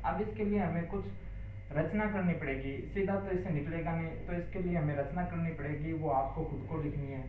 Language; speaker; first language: Hindi; native; Hindi